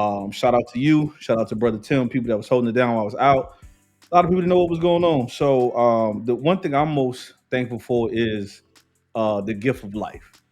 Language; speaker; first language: English; native; English